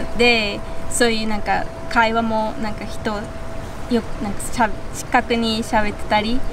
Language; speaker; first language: Japanese; non-native, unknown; Spanish